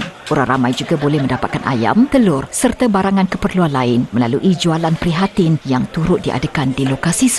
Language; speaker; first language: Malay; native; Malay